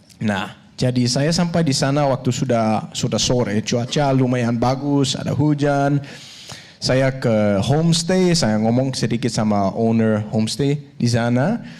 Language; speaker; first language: Indonesian; non-native, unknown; Danish